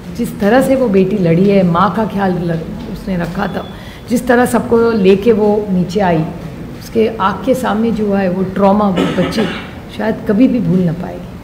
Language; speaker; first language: Hindi; non-native, local second language; Marathi